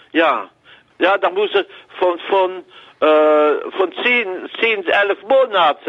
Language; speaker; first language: German; non-native, learner; French